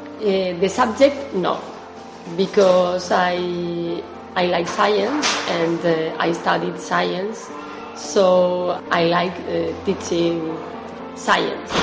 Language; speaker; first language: English; non-native, fluent; Spanish